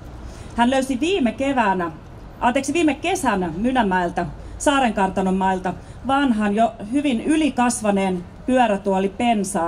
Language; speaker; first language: Finnish; native; Finnish